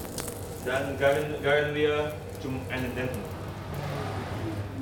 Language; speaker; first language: German; non-native, learner; Indonesian